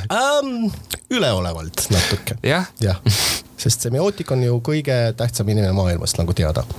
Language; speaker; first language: Estonian; non-native, local second language; Russian